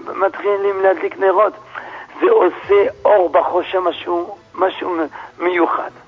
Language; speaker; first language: Hebrew; non-native, fluent; French